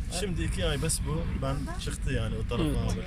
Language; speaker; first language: Turkish; non-native, learner; Arabic